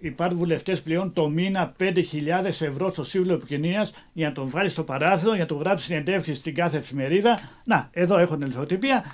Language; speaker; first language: Greek; native; Greek